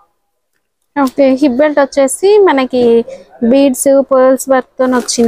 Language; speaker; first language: Telugu; native; Telugu